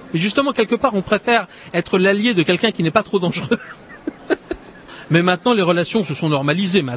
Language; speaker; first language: French; native; French